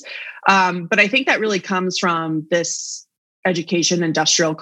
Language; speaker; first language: English; native; English